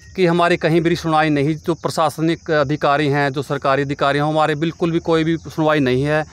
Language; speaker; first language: Hindi; native; Hindi